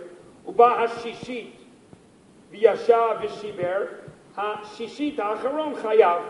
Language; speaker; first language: Hebrew; non-native, fluent; English